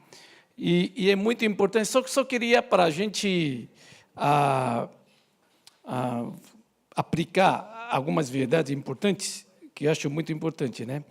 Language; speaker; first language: Portuguese; native; Portuguese